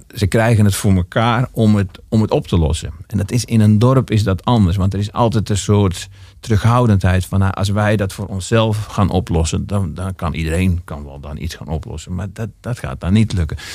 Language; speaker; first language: Dutch; native; Dutch